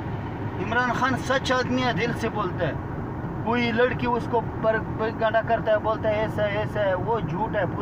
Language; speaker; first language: Hindi; non-native, local second language; Pashto